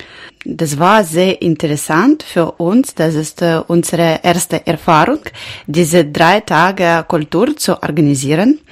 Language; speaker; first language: German; non-native, learner; Ukrainian